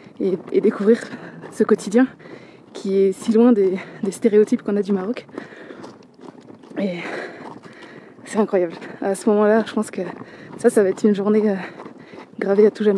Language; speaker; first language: French; native; French